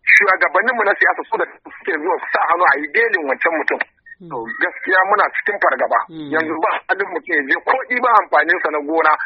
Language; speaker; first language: Hausa; native; Hausa